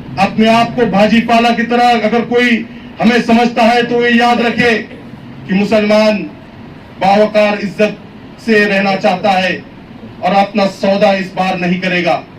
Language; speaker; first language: Urdu; native; Urdu